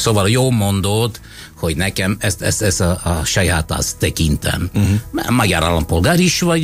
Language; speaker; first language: Hungarian; non-native, fluent; Italian